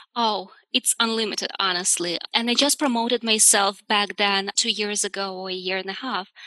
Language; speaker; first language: English; non-native, fluent; Russian